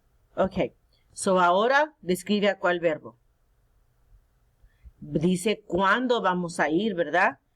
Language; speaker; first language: Spanish; early bilingual, heritage; Spanish